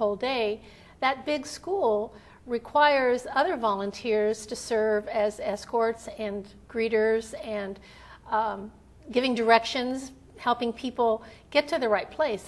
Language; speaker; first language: English; native; English